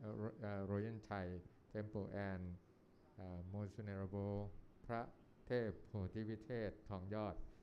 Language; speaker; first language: English; non-native, learner; Thai